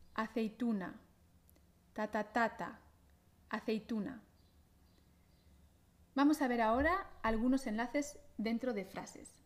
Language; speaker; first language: Spanish; native; Spanish